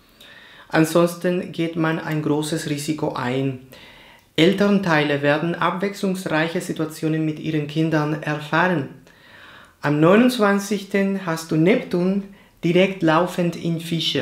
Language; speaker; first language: German; non-native, fluent; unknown